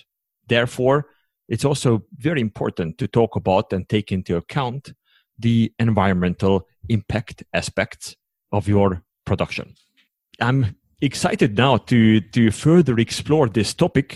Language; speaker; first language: English; non-native, fluent; Hungarian